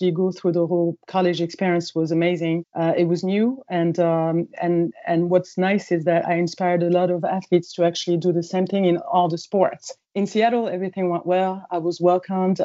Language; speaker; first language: English; non-native, fluent; French